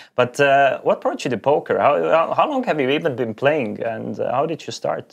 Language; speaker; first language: English; non-native, fluent; Estonian